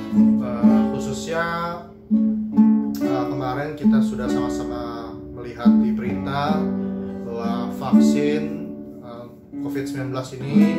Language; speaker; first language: Indonesian; native; Indonesian